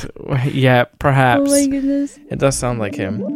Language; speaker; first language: English; native; English